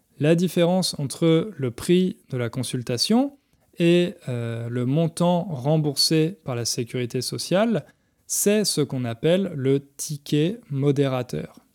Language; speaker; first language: French; native; French